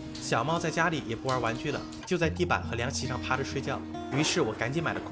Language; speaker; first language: Chinese; native; Chinese